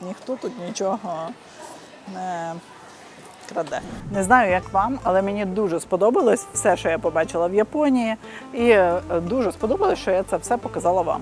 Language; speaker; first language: Ukrainian; native; Ukrainian